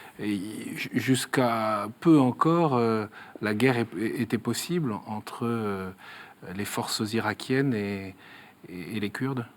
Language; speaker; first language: French; native; French